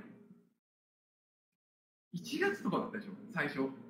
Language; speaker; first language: Japanese; native; Japanese